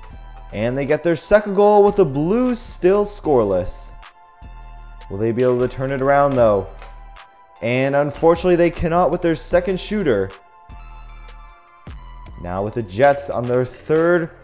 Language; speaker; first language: English; native; English